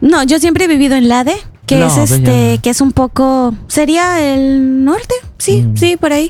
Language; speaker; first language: Spanish; native; Spanish